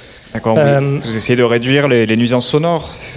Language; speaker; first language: French; native; French